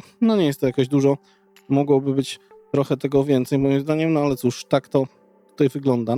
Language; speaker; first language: Polish; native; Polish